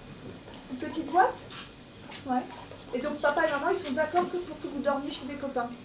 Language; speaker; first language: French; native; French